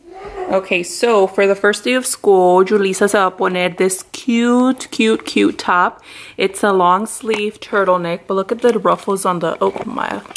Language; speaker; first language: English; early bilingual, other home language; Spanish